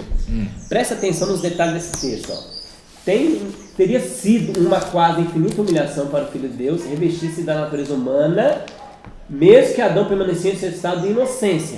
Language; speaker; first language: Portuguese; native; Portuguese